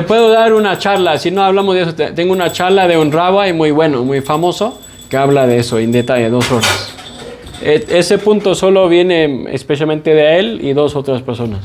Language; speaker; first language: Spanish; non-native, fluent; English